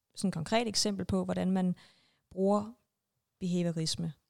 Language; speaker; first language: Danish; non-native, fluent; Russian